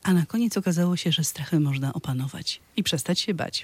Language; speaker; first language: Polish; native; Polish